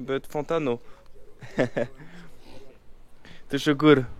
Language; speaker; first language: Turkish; non-native, learner; French